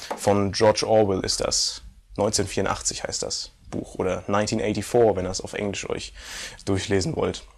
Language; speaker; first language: German; native; German